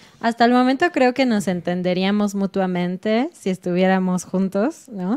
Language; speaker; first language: Spanish; native; Spanish